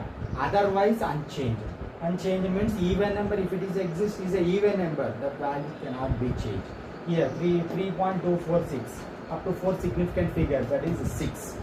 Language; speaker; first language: English; non-native, local second language; Telugu